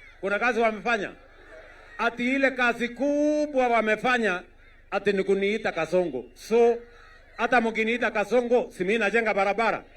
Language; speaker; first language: Swahili; non-native, local second language; Kalenjin